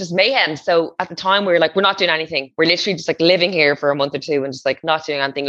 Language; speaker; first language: English; native; English